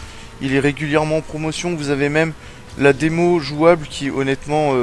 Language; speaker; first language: French; native; French